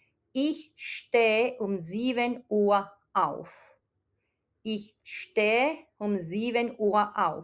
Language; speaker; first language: German; non-native, fluent; Spanish